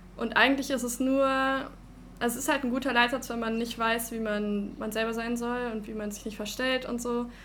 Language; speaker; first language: German; native; German